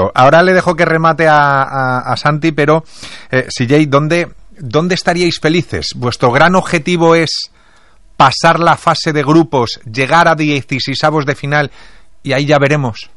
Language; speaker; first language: Spanish; native; Spanish